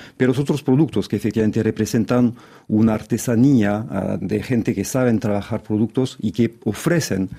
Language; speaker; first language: Spanish; non-native, fluent; French